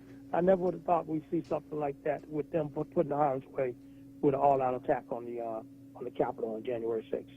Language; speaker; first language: English; native; English